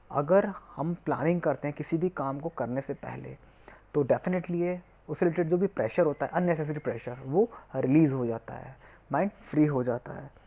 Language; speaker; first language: Hindi; native; Hindi